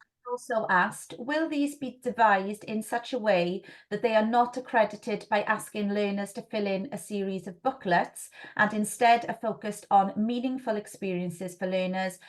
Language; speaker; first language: English; native; English